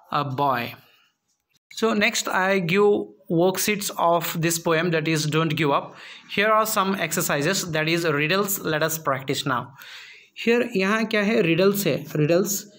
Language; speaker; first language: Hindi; non-native, local second language; Kannada